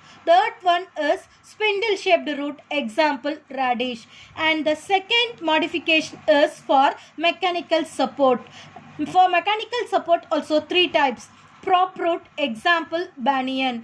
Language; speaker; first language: English; non-native, local second language; Tamil